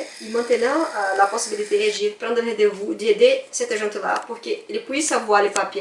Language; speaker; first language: French; non-native, fluent; Portuguese